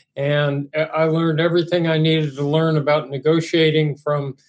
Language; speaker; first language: English; native; English